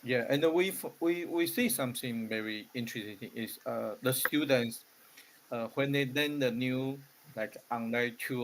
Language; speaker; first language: English; non-native, learner; Chinese